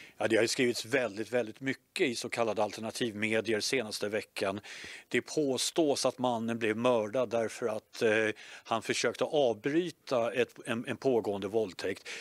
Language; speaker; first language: Swedish; native; Swedish